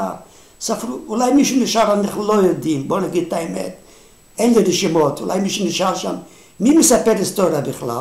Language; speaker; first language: Hebrew; non-native, fluent; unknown